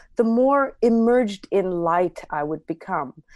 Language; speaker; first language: English; non-native, fluent; Armenian